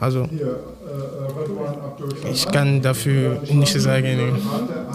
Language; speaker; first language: German; non-native, learner; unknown